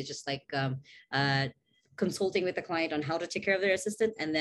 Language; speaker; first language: English; non-native, local second language; Cebuano